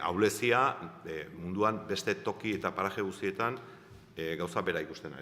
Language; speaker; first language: Basque; native; Basque